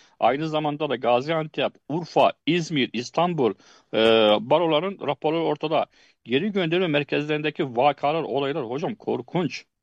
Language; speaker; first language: Turkish; non-native, fluent; Arabic